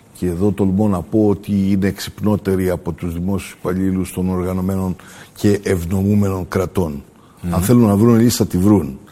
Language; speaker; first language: Greek; early bilingual, heritage; Greek